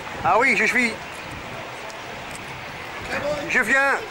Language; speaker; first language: French; non-native, learner; Dutch